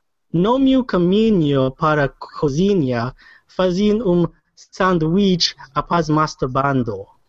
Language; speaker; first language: Portuguese; non-native, learner; English